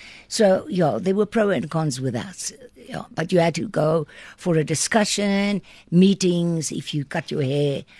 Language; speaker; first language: English; non-native, local second language; Afrikaans